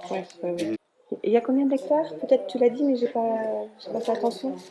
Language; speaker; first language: French; native; French